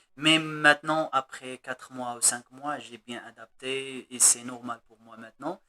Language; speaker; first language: French; non-native, local second language; Arabic